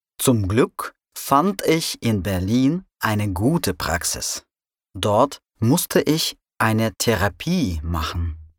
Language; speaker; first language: German; non-native, fluent; Russian